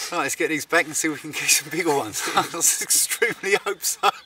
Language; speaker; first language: English; native; English